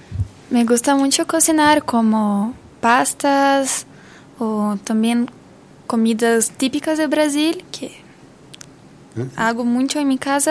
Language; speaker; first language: Spanish; non-native, learner; Portuguese